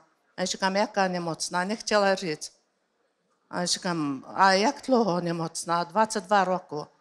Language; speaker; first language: Czech; non-native, learner; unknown